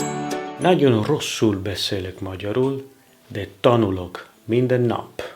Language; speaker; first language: Hungarian; non-native, learner; Italian